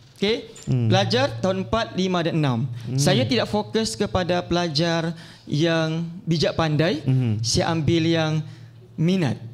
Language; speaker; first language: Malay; native; Malay